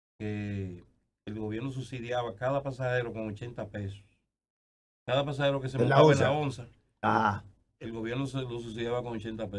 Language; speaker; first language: Spanish; native; Spanish